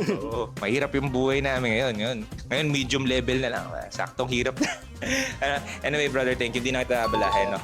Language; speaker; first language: Filipino; native; Filipino